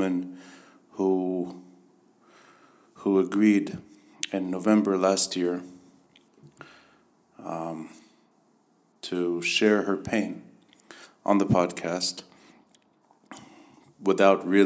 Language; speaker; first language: English; native; English